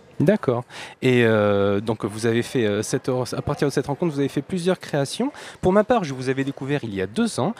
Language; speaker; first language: French; native; French